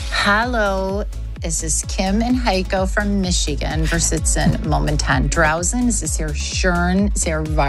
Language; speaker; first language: German; non-native, learner; English